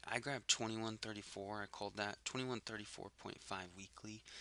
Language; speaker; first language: English; native; English